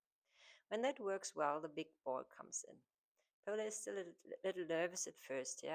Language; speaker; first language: English; non-native, fluent; German